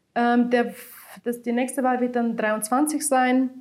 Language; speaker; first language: German; non-native, fluent; Bulgarian